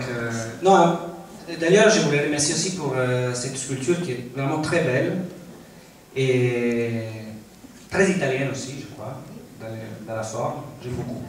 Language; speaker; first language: French; non-native, fluent; Italian